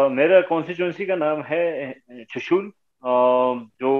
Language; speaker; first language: Hindi; native; Hindi